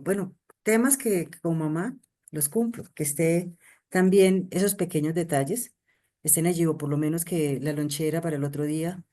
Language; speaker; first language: Spanish; native; Spanish